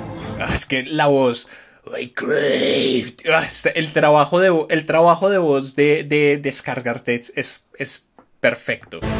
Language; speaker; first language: Spanish; native; Spanish